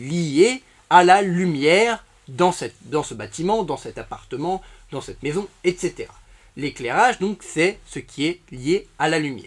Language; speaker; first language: French; native; French